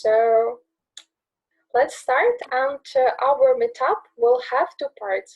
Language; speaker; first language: English; non-native, learner; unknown